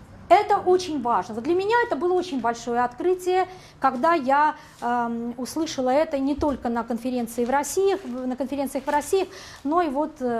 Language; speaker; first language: Russian; native; Russian